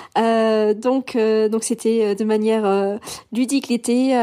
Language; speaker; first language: French; early bilingual, other home language; English